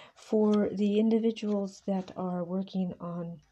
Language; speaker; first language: English; early bilingual, other home language; Spanish